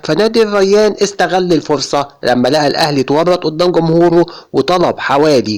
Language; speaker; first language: Arabic; native; Arabic